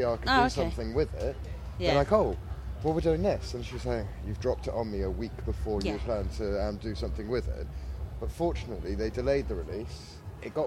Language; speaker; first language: English; native; English